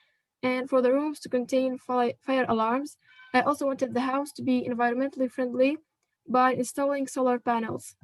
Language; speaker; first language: English; non-native, learner; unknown